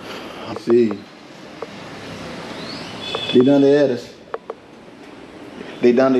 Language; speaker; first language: Spanish; non-native, learner; English